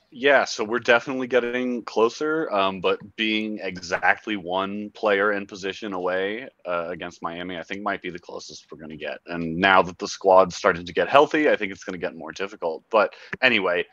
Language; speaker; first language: English; native; English